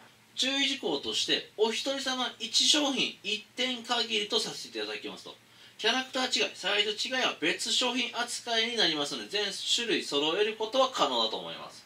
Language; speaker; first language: Japanese; native; Japanese